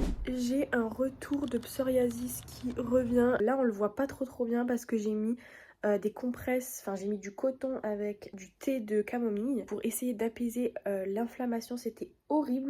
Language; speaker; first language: French; native; French